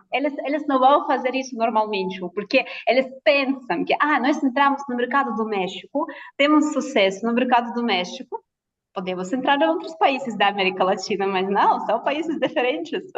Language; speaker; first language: Portuguese; non-native, fluent; Russian